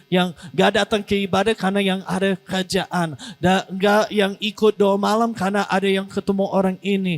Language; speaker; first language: Indonesian; non-native, learner; English